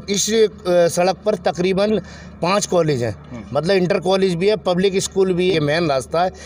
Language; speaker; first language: Hindi; native; Hindi